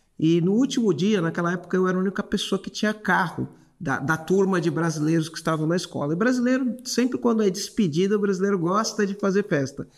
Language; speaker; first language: Portuguese; native; Portuguese